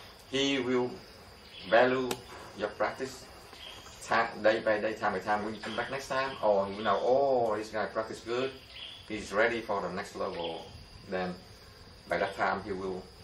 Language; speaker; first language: English; non-native, fluent; Vietnamese